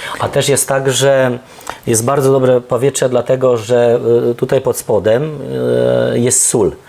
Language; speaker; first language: Polish; early bilingual, heritage; Polish